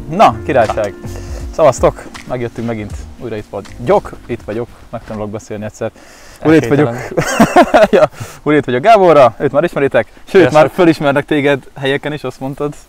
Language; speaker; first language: Hungarian; native; Hungarian